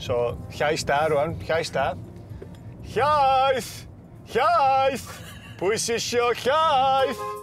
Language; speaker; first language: Welsh; native; Welsh